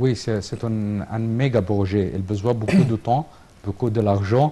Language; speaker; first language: French; non-native, learner; Arabic